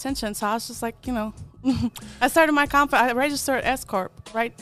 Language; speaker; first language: English; non-native, fluent; Polish